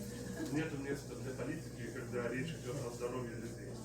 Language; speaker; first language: Russian; non-native, fluent; Belarusian